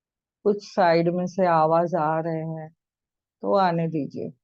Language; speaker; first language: Hindi; native; Hindi